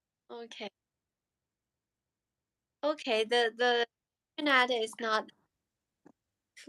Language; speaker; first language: English; non-native, learner; Chinese